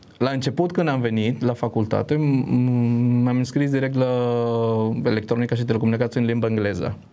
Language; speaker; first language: Romanian; non-native, fluent; Spanish